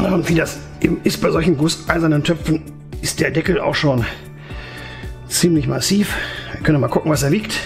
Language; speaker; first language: German; native; German